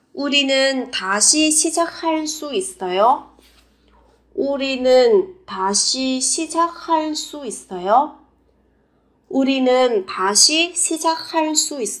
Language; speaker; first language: Korean; non-native, fluent; Vietnamese